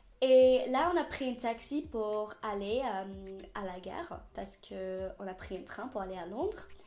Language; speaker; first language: French; non-native, fluent; English